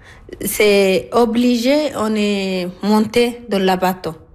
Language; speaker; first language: French; non-native, learner; Arabic